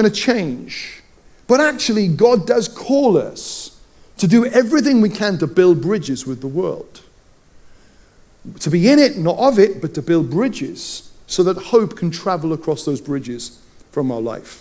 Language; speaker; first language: English; native; English